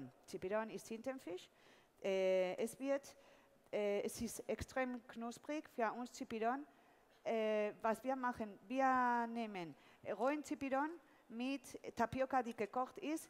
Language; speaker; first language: German; non-native, fluent; Spanish